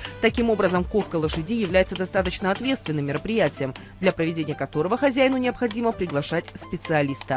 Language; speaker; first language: Russian; native; Russian